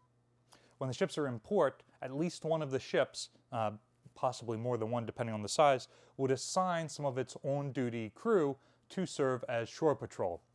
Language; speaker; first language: English; native; English